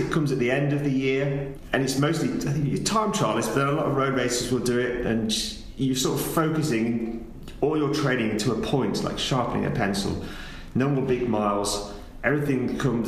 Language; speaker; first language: English; native; English